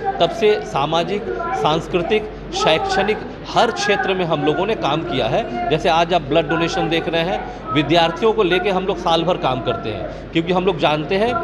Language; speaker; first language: Hindi; native; Hindi